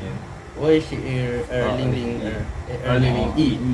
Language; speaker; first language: Chinese; non-native, learner; Malay